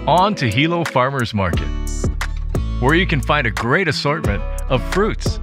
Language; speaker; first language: English; native; English